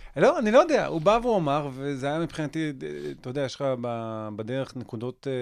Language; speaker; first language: Hebrew; native; Hebrew